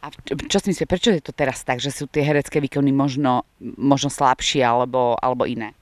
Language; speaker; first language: Slovak; native; Slovak